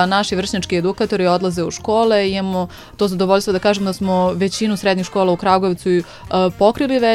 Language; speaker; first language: Serbian; native; Serbian